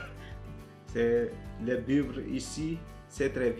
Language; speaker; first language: French; non-native, learner; Filipino